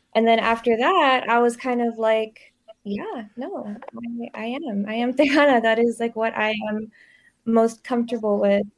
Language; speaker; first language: English; early bilingual, other home language; Spanish